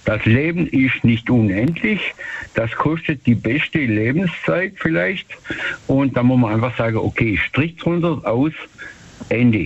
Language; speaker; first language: German; native; German